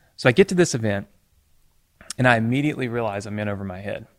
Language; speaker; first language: English; native; English